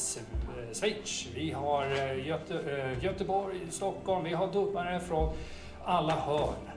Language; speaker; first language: Swedish; native; Swedish